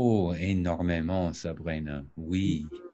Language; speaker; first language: French; non-native, learner; English